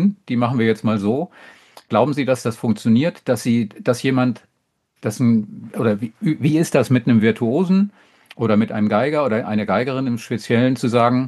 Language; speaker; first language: German; native; German